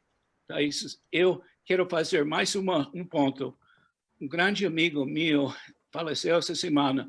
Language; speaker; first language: Portuguese; non-native, fluent; English